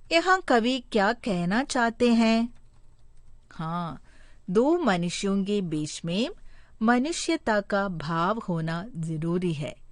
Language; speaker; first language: Hindi; non-native, local second language; Malayalam